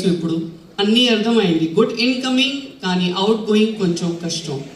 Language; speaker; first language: Telugu; non-native, learner; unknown